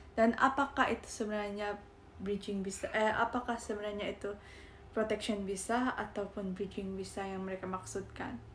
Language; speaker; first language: Malay; native; Malay